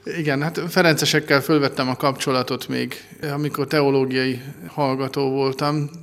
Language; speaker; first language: Hungarian; native; Hungarian